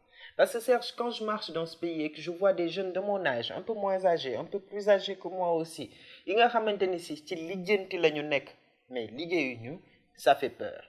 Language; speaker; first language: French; non-native, local second language; Wolof